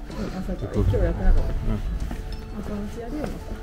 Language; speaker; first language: Japanese; native; Japanese